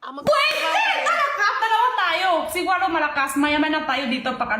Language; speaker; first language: Filipino; non-native, learner; Chinese